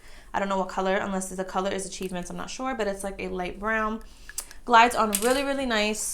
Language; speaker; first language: English; native; English